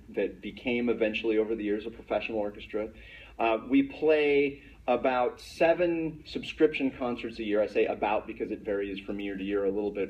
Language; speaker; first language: English; native; English